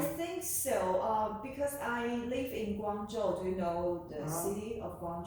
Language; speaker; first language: English; non-native, learner; Chinese